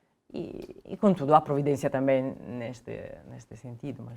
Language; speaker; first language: Portuguese; non-native, fluent; Italian